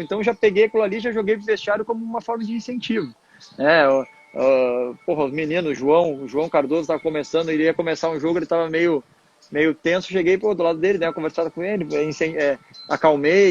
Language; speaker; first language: Portuguese; native; Portuguese